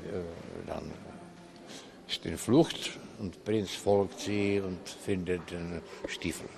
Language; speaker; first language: German; non-native, learner; Czech